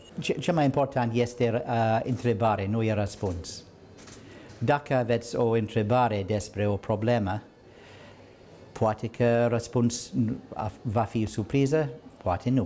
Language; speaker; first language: Romanian; non-native, learner; English